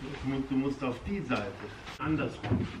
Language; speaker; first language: German; native; German